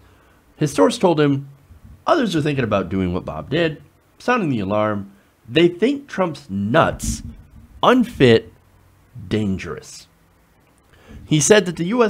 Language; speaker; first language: English; native; English